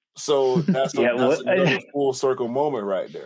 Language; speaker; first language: English; native; English